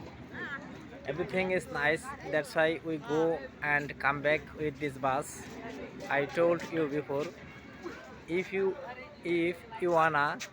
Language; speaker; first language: English; non-native, learner; Bangla